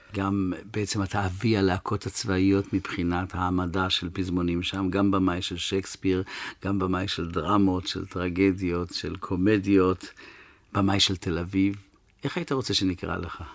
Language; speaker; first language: Hebrew; early bilingual, other home language; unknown